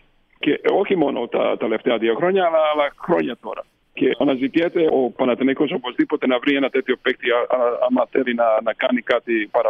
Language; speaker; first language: Greek; non-native, fluent; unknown